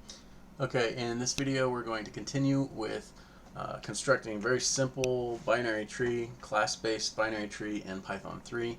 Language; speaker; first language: English; native; English